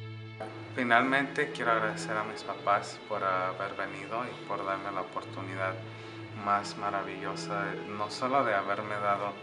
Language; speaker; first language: Spanish; early bilingual, heritage; Spanish